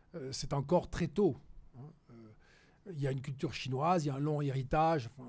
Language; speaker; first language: French; native; French